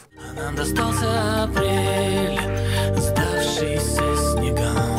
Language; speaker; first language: Russian; native; Russian